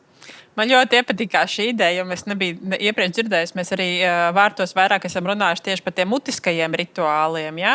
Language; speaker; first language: Latvian; native; Latvian